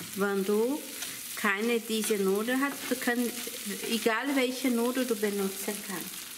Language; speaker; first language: German; non-native, learner; Portuguese